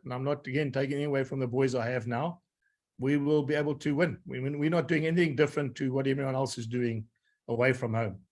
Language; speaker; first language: English; native; English